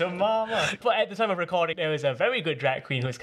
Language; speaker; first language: English; native; English